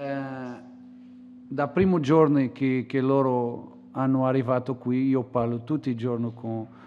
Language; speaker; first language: Italian; non-native, learner; Portuguese